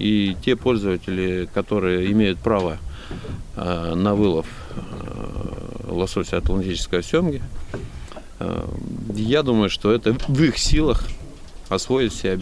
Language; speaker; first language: Russian; native; Russian